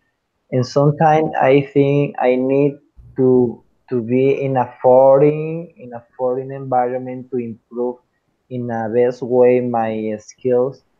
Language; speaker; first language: English; non-native, fluent; Spanish